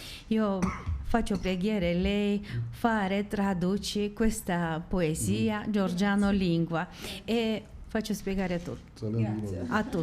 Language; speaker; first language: Italian; non-native, learner; Georgian